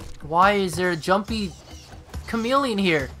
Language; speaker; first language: English; native; English